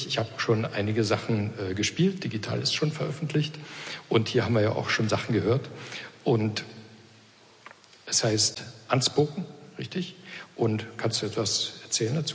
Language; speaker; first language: German; native; German